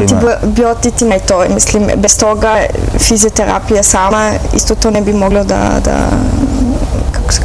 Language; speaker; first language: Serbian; early bilingual, heritage; Serbian